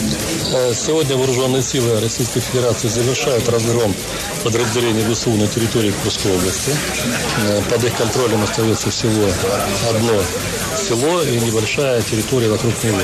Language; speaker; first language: Russian; native; Russian